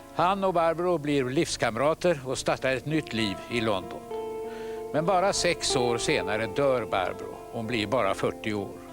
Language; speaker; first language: Swedish; native; Swedish